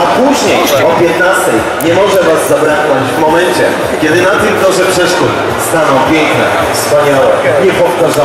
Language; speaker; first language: Polish; native; Polish